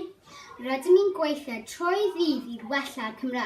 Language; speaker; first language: Welsh; non-native, learner; English